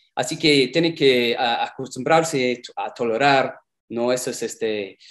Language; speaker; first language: Spanish; non-native, fluent; English